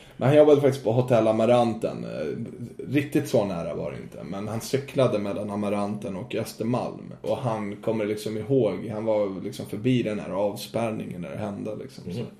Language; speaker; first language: Swedish; native; Swedish